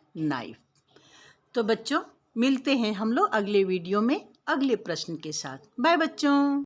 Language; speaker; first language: Hindi; native; Hindi